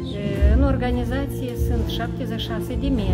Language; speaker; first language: Romanian; non-native, local second language; Russian